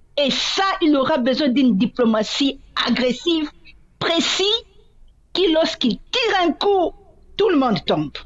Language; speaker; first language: French; non-native, local second language; Swahili